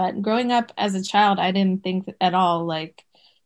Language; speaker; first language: English; native; English